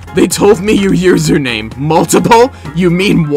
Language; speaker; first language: English; native; English